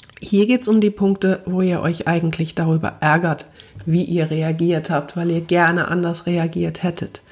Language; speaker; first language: German; native; German